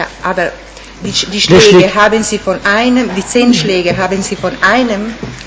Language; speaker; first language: German; non-native, fluent; Italian